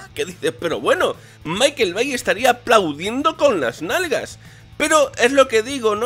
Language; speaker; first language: Spanish; native; Spanish